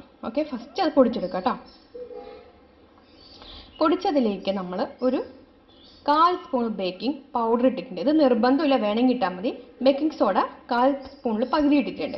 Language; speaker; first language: Malayalam; native; Malayalam